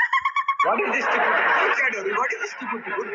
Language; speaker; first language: English; non-native, learner; Nepali